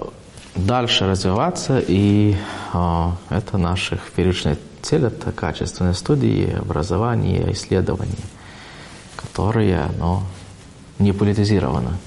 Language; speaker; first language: Russian; non-native, fluent; Lithuanian